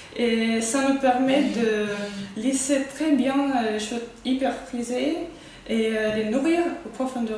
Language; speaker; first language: French; non-native, fluent; Russian